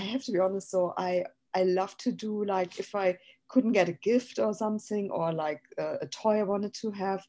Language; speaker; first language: English; non-native, fluent; German